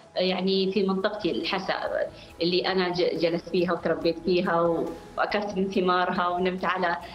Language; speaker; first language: Arabic; native; Arabic